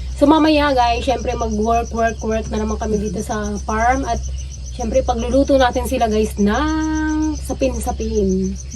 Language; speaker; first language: Filipino; native; Filipino